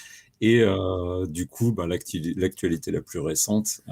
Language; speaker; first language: French; native; French